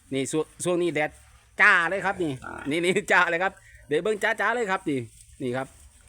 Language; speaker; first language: Thai; native; Thai